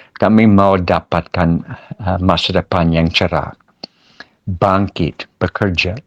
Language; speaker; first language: Malay; non-native, fluent; English